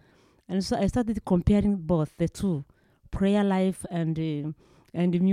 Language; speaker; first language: English; non-native, local second language; Kinyarwanda